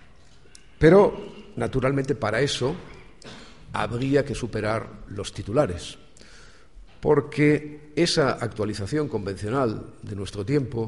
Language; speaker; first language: Spanish; native; Spanish